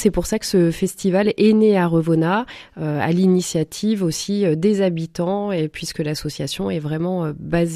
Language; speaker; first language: French; native; French